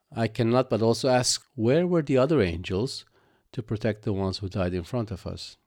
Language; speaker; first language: English; non-native, fluent; Arabic